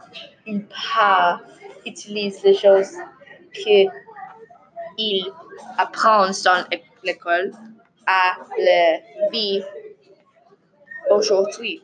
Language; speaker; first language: French; non-native, learner; English